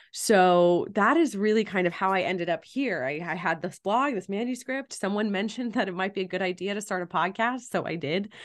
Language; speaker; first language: English; native; English